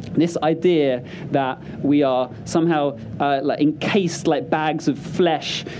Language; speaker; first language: English; native; English